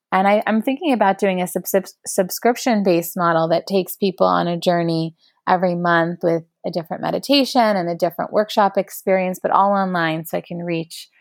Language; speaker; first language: English; native; English